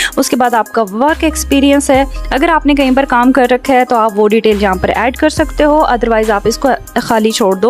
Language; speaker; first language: Urdu; non-native, local second language; Punjabi